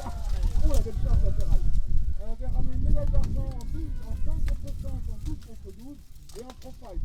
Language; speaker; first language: French; native; French